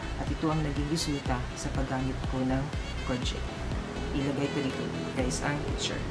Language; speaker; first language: Filipino; non-native, local second language; Cebuano